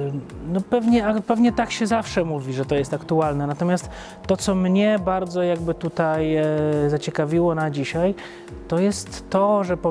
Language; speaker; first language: Polish; native; Polish